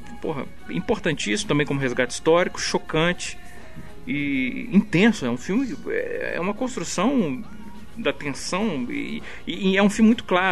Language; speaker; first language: Portuguese; native; Portuguese